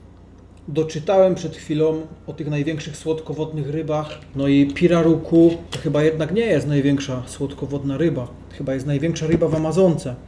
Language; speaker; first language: Polish; native; Polish